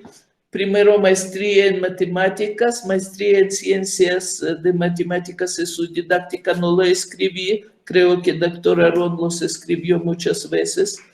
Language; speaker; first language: Spanish; non-native, fluent; Ukrainian